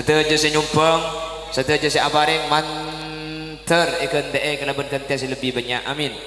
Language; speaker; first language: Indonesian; non-native, local second language; Madurese